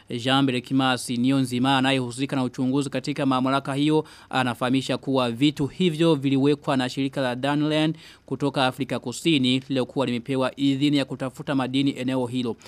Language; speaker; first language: Swahili; non-native, local second language; Rundi